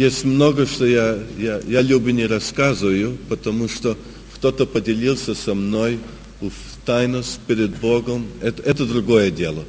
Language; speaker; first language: Russian; early bilingual, heritage; Russian